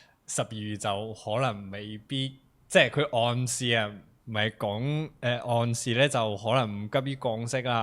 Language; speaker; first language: Cantonese; native; Cantonese